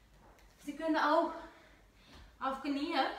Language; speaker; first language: German; non-native, learner; Russian